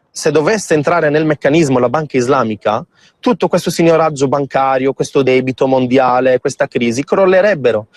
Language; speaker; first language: Italian; early bilingual, other home language; Arabic